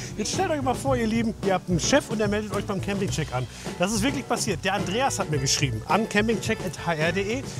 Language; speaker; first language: German; native; German